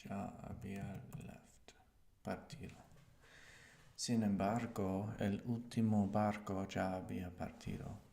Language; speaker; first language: Spanish; non-native, learner; English